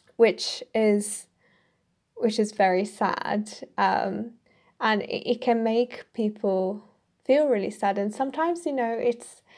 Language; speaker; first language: English; non-native, fluent; Italian